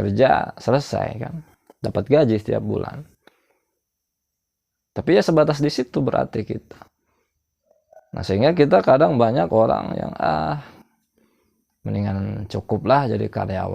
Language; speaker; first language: Indonesian; non-native, local second language; Sundanese